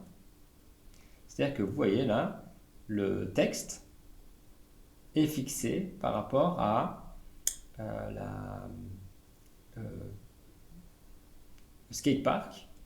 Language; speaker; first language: French; native; French